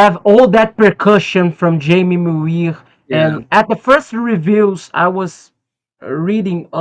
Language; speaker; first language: English; non-native, fluent; Portuguese